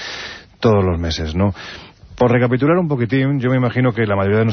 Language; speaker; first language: Spanish; native; Spanish